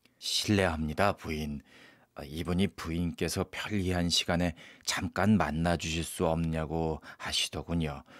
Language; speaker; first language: Korean; native; Korean